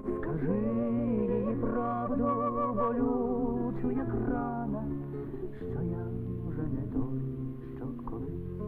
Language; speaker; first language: Ukrainian; native; Ukrainian